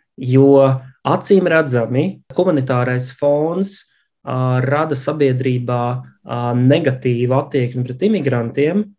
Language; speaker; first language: Latvian; native; Latvian